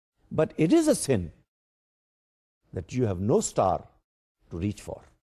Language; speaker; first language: English; non-native, local second language; Urdu